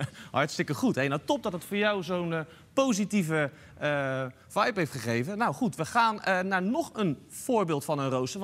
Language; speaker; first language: Dutch; native; Dutch